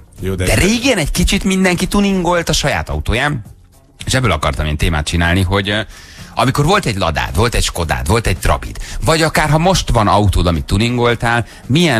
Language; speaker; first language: Hungarian; native; Hungarian